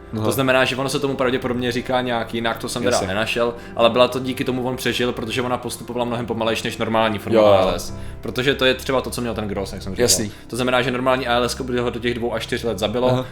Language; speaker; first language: Czech; native; Czech